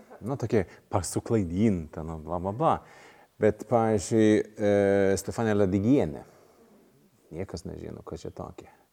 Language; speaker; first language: Lithuanian; non-native, fluent; Swedish